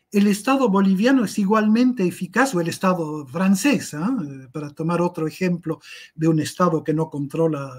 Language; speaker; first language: Spanish; native; Spanish